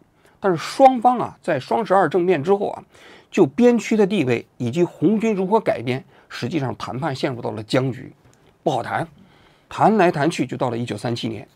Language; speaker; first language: Chinese; native; Chinese